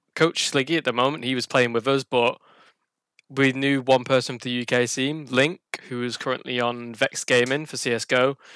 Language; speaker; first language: English; native; English